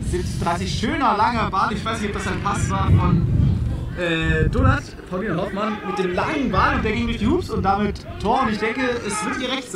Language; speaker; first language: German; native; German